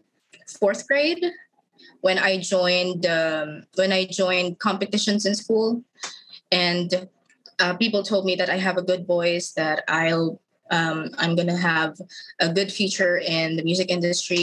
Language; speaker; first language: English; non-native, local second language; Filipino